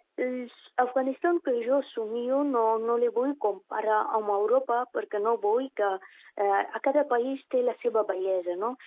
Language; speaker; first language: Catalan; non-native, fluent; Persian